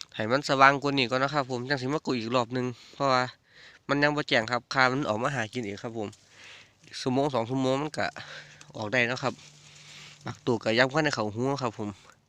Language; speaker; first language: Thai; native; Thai